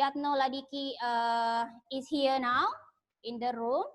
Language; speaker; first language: English; non-native, learner; Indonesian